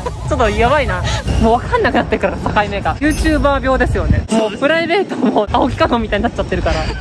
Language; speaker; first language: Japanese; native; Japanese